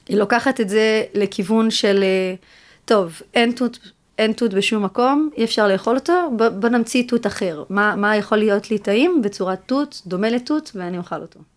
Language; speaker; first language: Hebrew; early bilingual, other home language; French